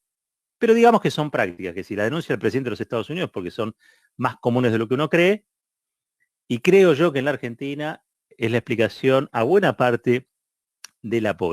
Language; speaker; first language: Spanish; native; Spanish